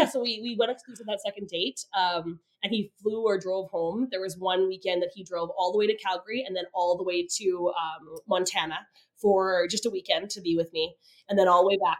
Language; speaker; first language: English; native; English